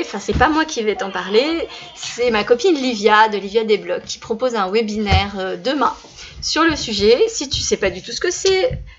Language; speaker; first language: French; native; French